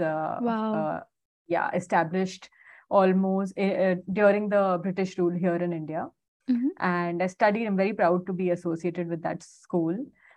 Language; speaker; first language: English; non-native, local second language; Hindi